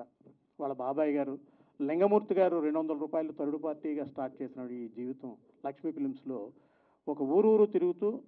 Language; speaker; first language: Telugu; native; Telugu